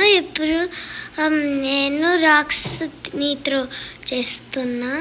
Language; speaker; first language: Telugu; early bilingual, heritage; Telugu